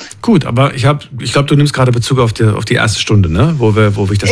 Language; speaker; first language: German; native; German